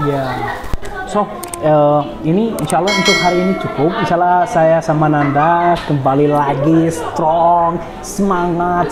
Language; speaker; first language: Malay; non-native, learner; Arabic